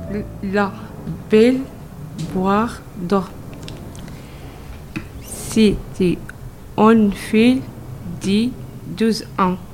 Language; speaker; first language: French; non-native, learner; Arabic